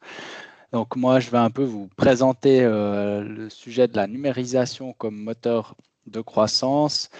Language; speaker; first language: French; native; French